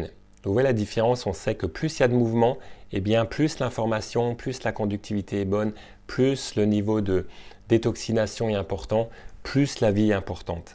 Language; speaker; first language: French; native; French